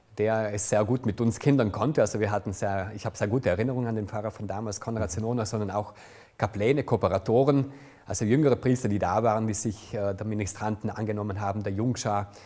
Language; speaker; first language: German; non-native, local second language; Ladin